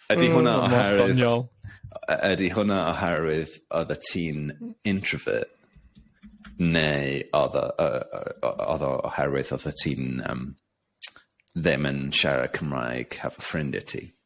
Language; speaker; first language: Welsh; non-native, local second language; English